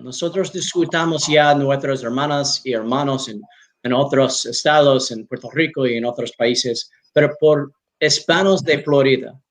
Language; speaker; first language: Spanish; non-native, learner; English